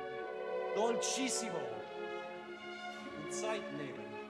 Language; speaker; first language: German; non-native, learner; English